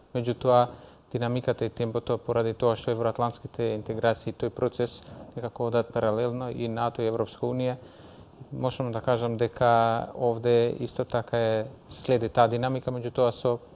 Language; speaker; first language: Macedonian; non-native, local second language; Albanian